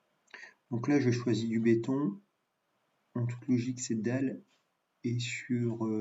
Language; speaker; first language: French; native; French